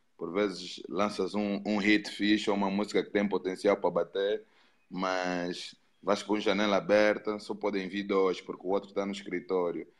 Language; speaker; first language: Portuguese; native; Portuguese